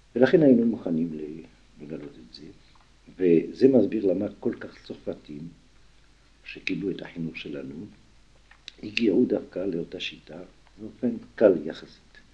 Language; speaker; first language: Hebrew; non-native, fluent; French